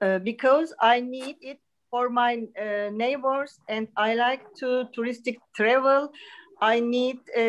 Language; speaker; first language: English; non-native, learner; Turkish